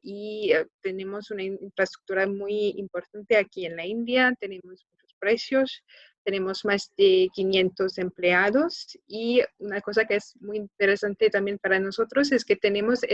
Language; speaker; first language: Spanish; non-native, fluent; French